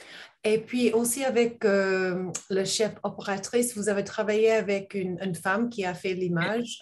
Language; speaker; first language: French; non-native, learner; English